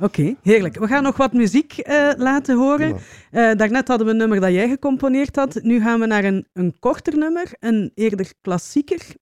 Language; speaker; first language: Dutch; native; Dutch